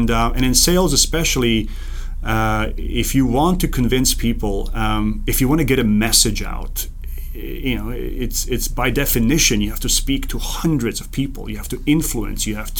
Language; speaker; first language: English; non-native, fluent; Serbian